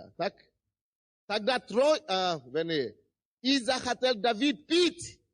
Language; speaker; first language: Russian; non-native, fluent; Yoruba